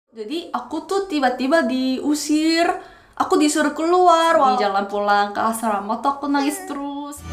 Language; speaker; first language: Indonesian; non-native, fluent; Korean